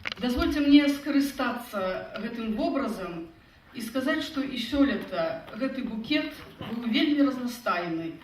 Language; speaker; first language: Belarusian; native; Belarusian